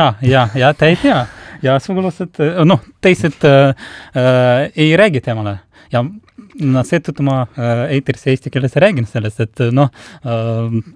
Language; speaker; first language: Estonian; non-native, local second language; Russian